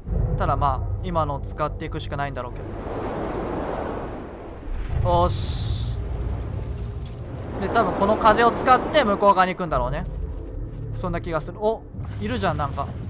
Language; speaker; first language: Japanese; native; Japanese